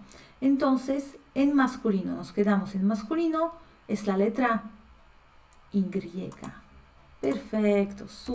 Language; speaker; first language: Spanish; non-native, fluent; Polish